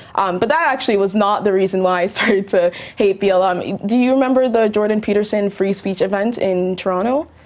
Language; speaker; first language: English; native; English